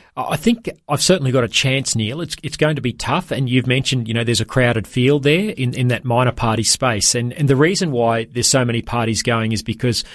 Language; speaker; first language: English; native; English